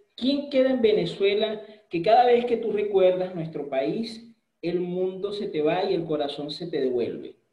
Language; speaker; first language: Spanish; native; Spanish